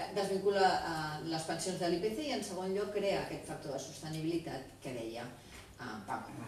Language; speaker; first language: Catalan; non-native, local second language; Spanish